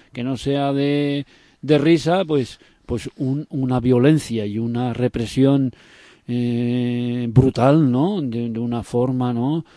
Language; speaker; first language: Spanish; non-native, local second language; Catalan